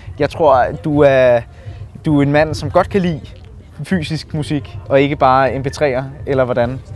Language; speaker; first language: Danish; native; Danish